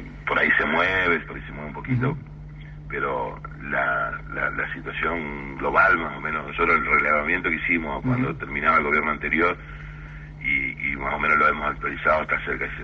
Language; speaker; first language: Spanish; native; Spanish